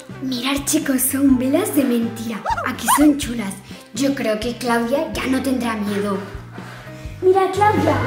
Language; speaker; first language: Spanish; native; Spanish